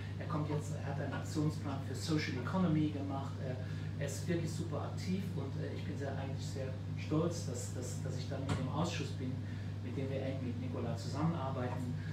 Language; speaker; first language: German; non-native, local second language; Luxembourgish